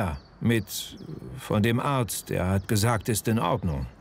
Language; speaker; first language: German; non-native, learner; Romanian